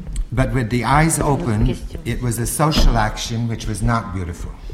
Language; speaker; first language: English; native; English